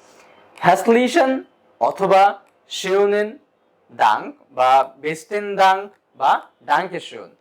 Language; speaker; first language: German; non-native, fluent; Bangla